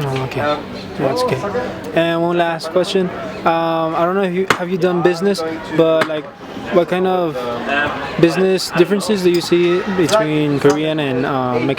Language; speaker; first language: English; non-native, learner; Spanish